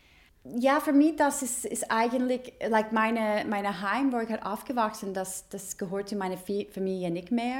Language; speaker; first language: German; non-native, learner; English